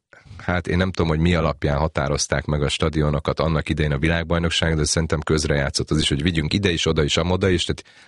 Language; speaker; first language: Hungarian; native; Hungarian